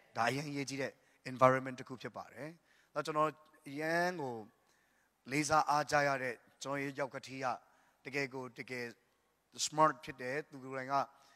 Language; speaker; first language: Burmese; non-native, local second language; Tedim Chin